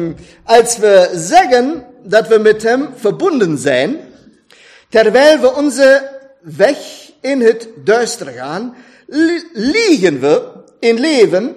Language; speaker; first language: Dutch; non-native, fluent; German